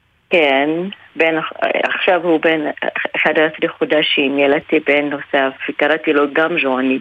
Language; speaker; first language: Hebrew; non-native, local second language; Arabic